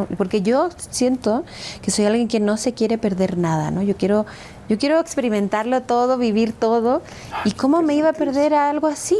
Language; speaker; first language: Spanish; native; Spanish